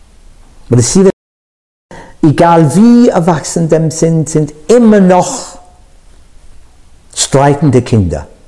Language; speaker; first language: German; non-native, fluent; English